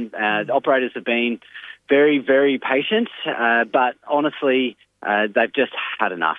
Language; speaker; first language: English; native; English